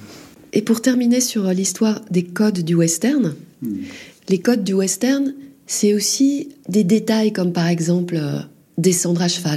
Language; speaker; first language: French; native; French